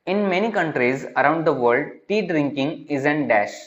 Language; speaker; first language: English; non-native, local second language; Marathi